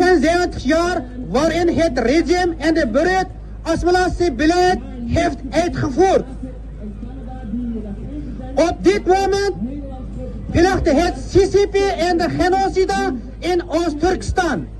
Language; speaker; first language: Dutch; non-native, fluent; Uyghur